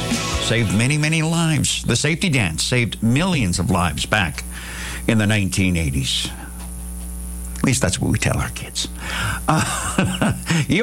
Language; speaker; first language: English; native; English